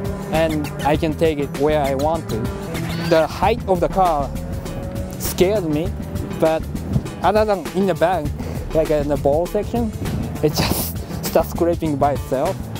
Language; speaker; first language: English; non-native, fluent; Japanese